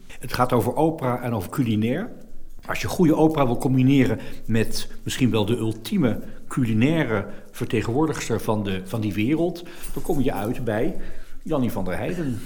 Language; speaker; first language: Dutch; native; Dutch